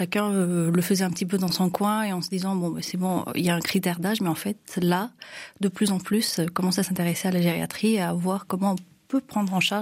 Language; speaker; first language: French; non-native, local second language; Malagasy